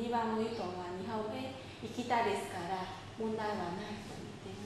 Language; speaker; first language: Japanese; non-native, fluent; Vietnamese